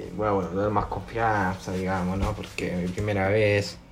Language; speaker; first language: Spanish; native; Spanish